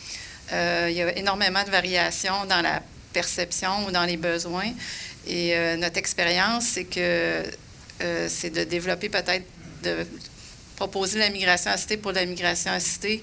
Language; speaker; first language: French; native; French